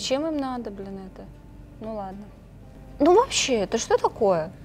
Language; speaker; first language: Russian; native; Russian